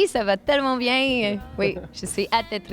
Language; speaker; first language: French; non-native, local second language; English